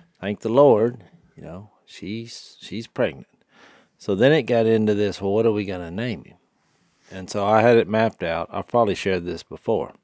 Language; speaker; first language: English; native; English